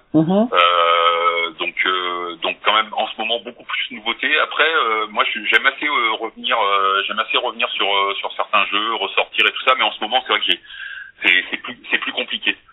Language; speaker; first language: French; native; French